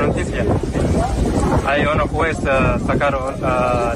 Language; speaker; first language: Spanish; non-native, learner; Arabic